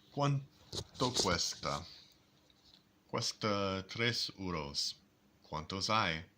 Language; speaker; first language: Spanish; non-native, learner; English